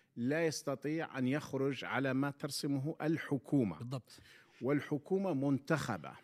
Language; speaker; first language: Arabic; native; Arabic